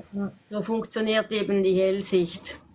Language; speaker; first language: German; native; German